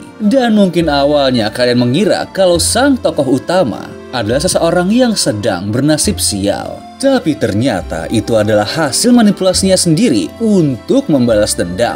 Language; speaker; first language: Indonesian; native; Indonesian